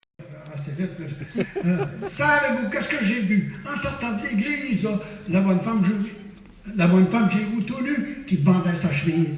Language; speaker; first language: French; native; French